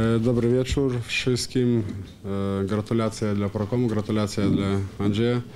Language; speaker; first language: Polish; non-native, learner; Ukrainian